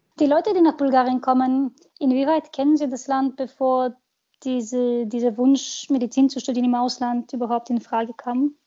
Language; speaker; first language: German; non-native, fluent; Bulgarian